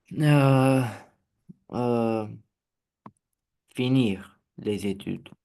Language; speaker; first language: French; non-native, learner; Romanian